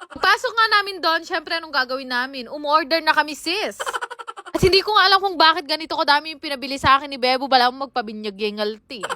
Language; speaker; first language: Filipino; native; Filipino